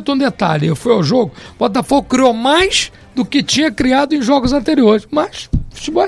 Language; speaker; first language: Portuguese; native; Portuguese